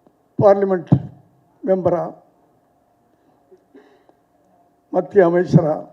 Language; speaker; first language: Tamil; native; Tamil